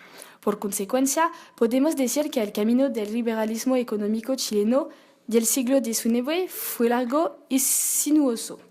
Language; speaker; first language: Spanish; non-native, learner; French